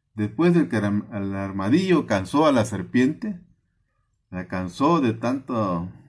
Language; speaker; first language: Spanish; native; Spanish